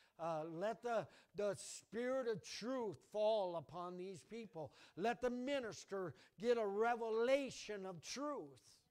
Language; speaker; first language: English; native; English